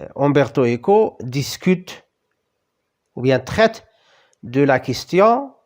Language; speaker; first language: French; non-native, local second language; Arabic